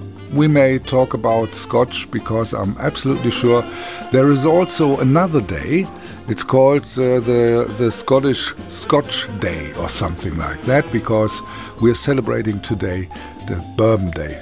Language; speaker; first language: English; non-native, fluent; German